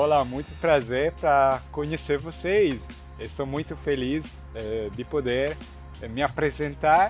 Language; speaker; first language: Portuguese; non-native, fluent; Italian